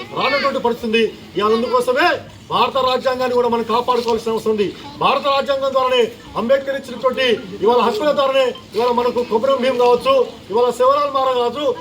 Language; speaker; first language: Telugu; non-native, local second language; Lambadi